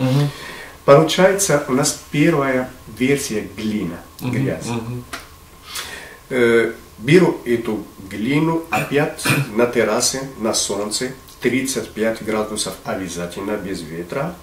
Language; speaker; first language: Russian; non-native, fluent; Arabic